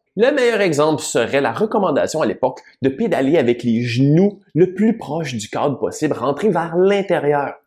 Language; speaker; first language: French; native; French